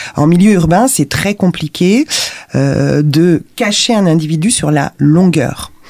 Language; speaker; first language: French; native; French